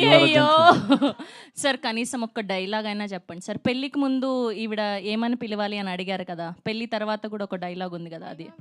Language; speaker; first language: Telugu; native; Telugu